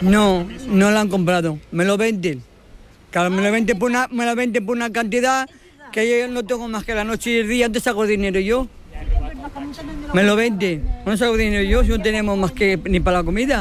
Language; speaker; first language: Spanish; non-native, learner; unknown